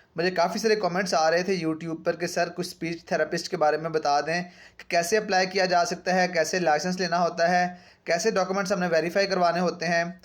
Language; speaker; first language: Urdu; non-native, local second language; Punjabi